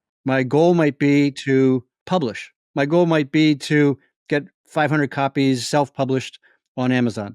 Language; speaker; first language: English; native; English